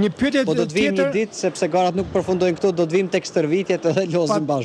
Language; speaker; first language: Albanian; native; Albanian